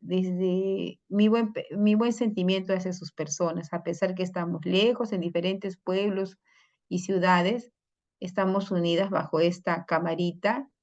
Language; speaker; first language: Spanish; native; Spanish